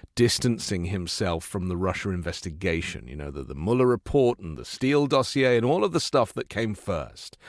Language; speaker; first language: English; native; English